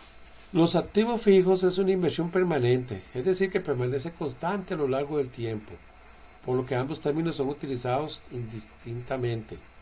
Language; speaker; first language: Spanish; native; Spanish